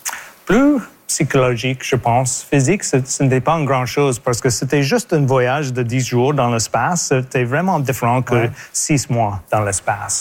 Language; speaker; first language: French; non-native, local second language; English